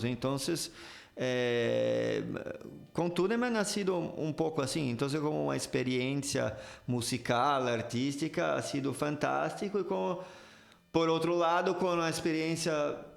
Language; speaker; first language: Spanish; non-native, fluent; Portuguese